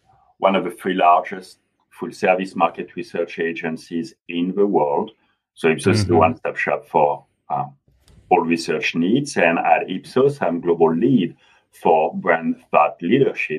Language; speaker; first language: English; non-native, fluent; French